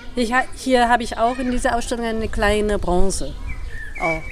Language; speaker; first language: German; non-native, fluent; English